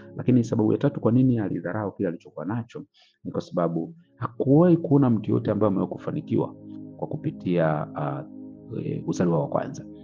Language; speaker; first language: Swahili; native; Swahili